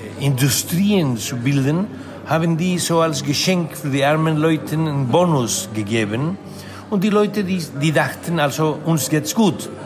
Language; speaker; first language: German; non-native, fluent; Spanish